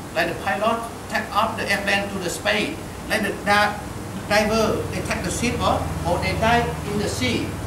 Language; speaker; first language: English; non-native, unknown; Vietnamese